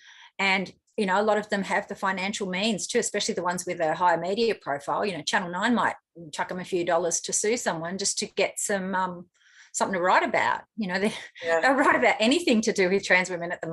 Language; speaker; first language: English; native; English